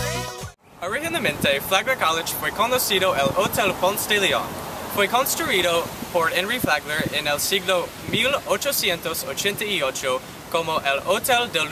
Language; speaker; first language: Spanish; non-native, learner; English